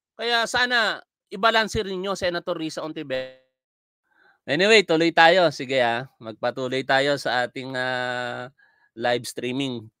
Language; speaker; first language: Filipino; native; Filipino